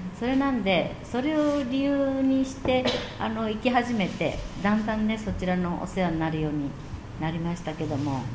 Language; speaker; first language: Japanese; native; Japanese